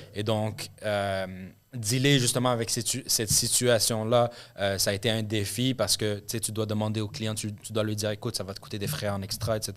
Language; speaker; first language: French; early bilingual, other home language; Arabic